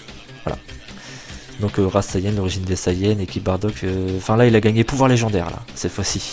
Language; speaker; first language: French; native; French